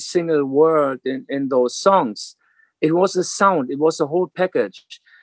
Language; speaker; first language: English; non-native, fluent; German